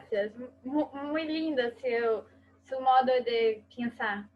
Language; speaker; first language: Spanish; non-native, learner; Portuguese